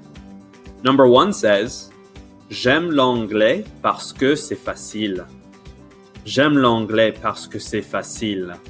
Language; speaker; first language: French; non-native, fluent; English